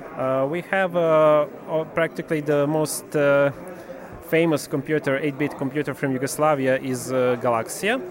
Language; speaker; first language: English; non-native, fluent; Serbian